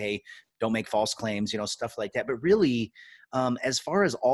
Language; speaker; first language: English; native; English